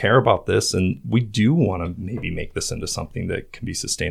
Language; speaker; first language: English; native; English